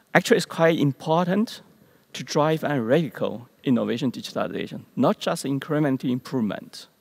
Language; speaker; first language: English; non-native, learner; Chinese